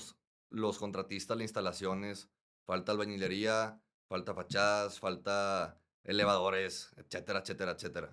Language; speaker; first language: Spanish; native; Spanish